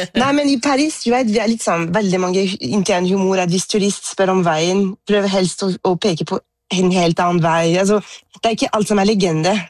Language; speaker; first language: Norwegian; non-native, fluent; French